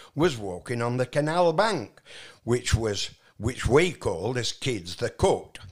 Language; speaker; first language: English; native; English